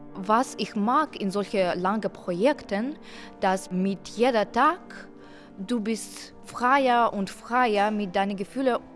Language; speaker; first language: German; non-native, learner; Ukrainian